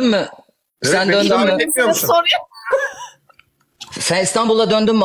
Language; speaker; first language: Turkish; native; Turkish